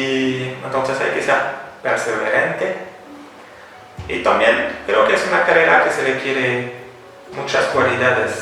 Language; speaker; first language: Spanish; non-native, fluent; French